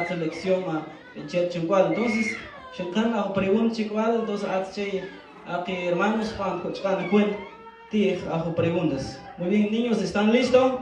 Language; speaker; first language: Spanish; non-native, local second language; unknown